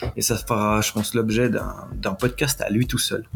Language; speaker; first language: French; native; French